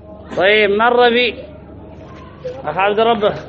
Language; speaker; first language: Arabic; native; Arabic